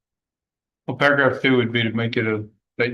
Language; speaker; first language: English; native; English